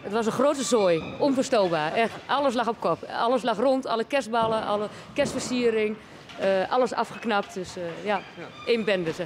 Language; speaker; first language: Dutch; native; Dutch